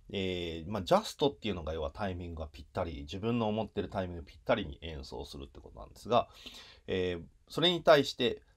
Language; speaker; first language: Japanese; native; Japanese